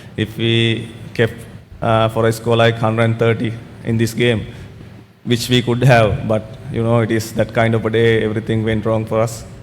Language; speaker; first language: English; non-native, local second language; Sinhala